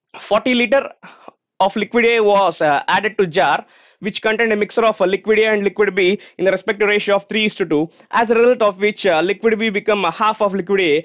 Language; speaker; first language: English; non-native, local second language; Telugu